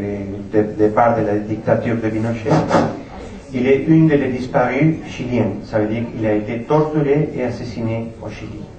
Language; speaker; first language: French; non-native, fluent; Spanish